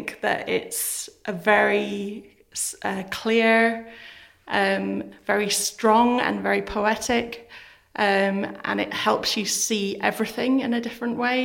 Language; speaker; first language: English; native; English